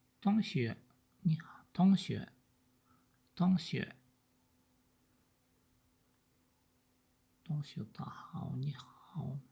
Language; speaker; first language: Chinese; non-native, learner; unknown